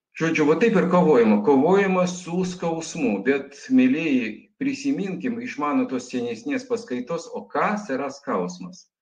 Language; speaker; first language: Lithuanian; non-native, local second language; Russian